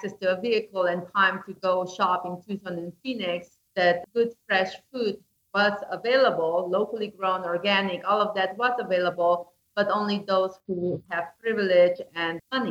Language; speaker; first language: English; non-native, fluent; Slovenian